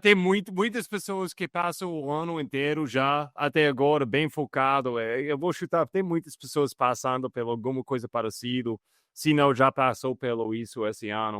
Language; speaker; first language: Portuguese; non-native, fluent; English